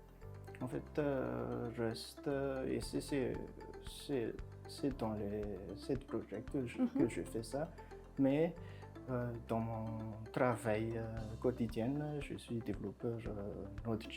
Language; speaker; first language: French; non-native, local second language; Malagasy